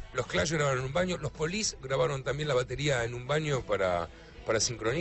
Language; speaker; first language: Spanish; native; Spanish